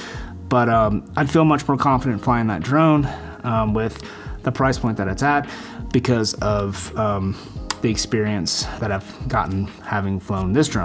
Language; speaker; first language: English; native; English